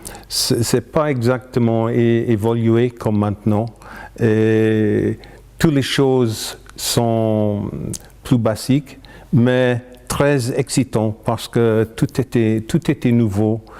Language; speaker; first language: French; non-native, fluent; English